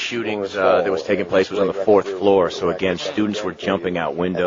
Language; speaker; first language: English; native; English